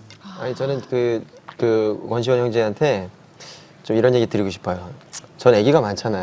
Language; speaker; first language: Korean; native; Korean